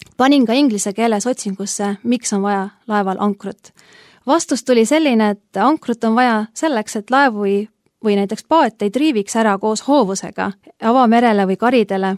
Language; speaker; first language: Estonian; native; Estonian